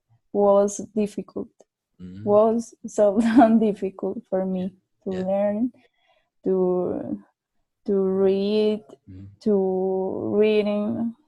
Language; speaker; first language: English; non-native, learner; Spanish